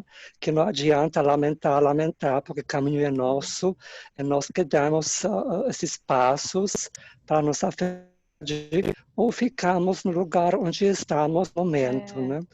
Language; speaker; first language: Portuguese; non-native, fluent; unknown